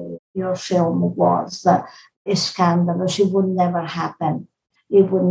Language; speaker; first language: English; non-native, fluent; Italian